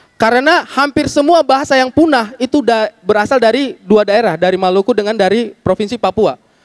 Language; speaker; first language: Indonesian; native; Indonesian